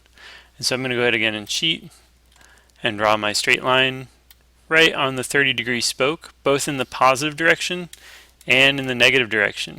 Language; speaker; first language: English; native; English